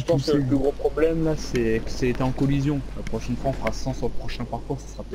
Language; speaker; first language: French; native; French